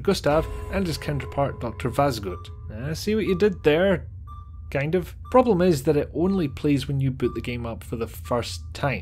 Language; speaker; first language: English; native; English